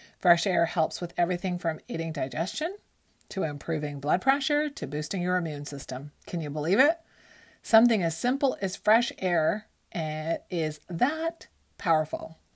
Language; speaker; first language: English; early bilingual, other home language; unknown